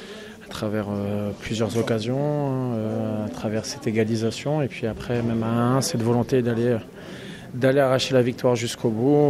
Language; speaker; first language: French; native; French